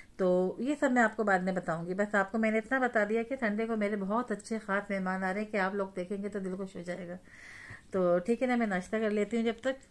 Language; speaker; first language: Urdu; native; Urdu